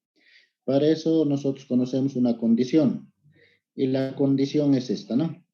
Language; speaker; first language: Spanish; native; Spanish